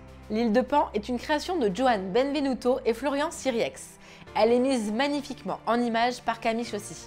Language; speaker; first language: French; native; French